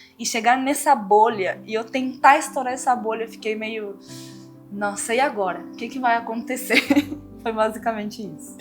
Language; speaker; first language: Portuguese; non-native, fluent; Spanish